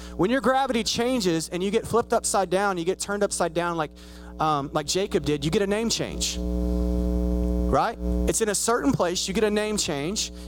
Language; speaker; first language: English; native; English